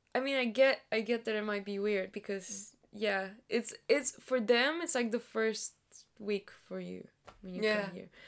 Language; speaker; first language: English; non-native, fluent; Bulgarian